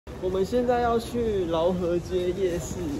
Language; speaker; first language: Chinese; native; Chinese